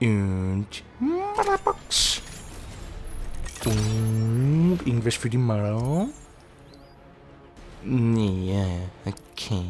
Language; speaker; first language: German; native; German